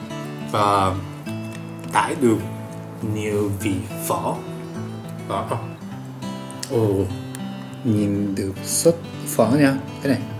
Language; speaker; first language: Vietnamese; non-native, learner; Japanese